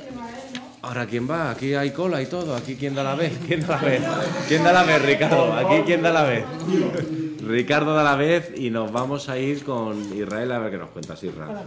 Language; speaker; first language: Spanish; native; Spanish